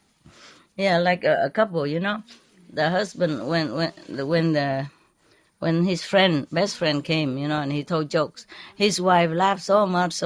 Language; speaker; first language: English; non-native, fluent; Vietnamese